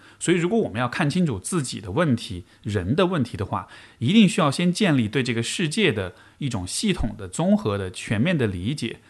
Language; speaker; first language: Chinese; native; Chinese